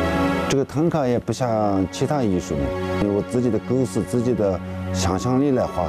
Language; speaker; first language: Chinese; non-native, local second language; Tibetan